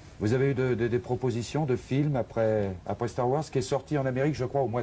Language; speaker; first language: French; native; French